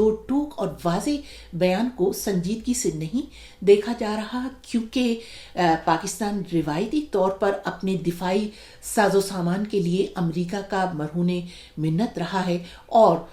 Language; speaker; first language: Urdu; native; Urdu